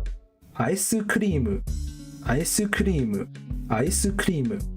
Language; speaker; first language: Japanese; non-native, learner; English